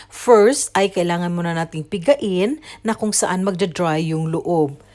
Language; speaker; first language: Filipino; non-native, local second language; Cebuano